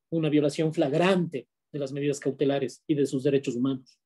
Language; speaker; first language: Spanish; native; Spanish